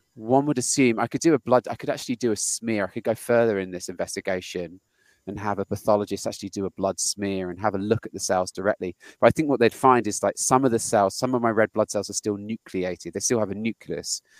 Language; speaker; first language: English; native; English